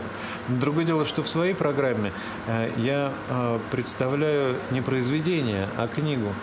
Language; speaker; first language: Russian; native; Russian